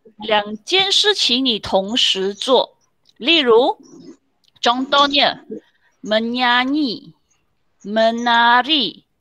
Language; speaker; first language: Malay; non-native, local second language; Chinese